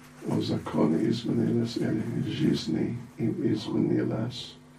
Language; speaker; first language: Russian; non-native, learner; English